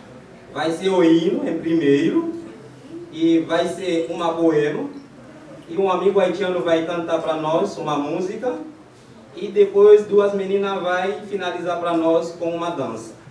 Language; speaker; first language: Portuguese; non-native, learner; Haitian Creole